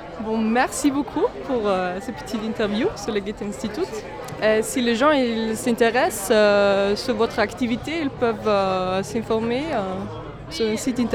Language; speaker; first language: French; non-native, learner; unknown